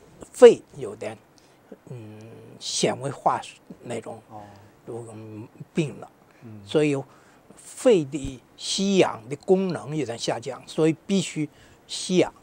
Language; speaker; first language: Chinese; native; Chinese